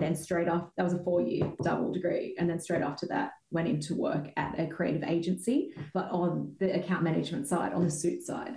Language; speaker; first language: English; native; English